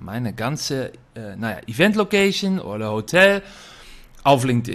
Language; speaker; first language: German; non-native, fluent; Dutch